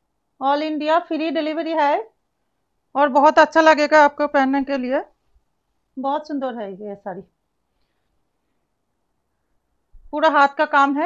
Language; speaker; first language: Hindi; non-native, local second language; Bangla